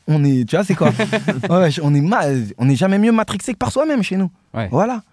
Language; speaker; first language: French; native; French